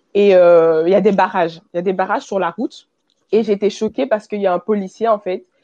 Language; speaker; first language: French; native; French